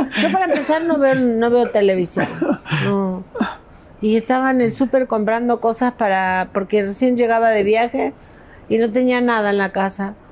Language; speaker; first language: Spanish; native; Spanish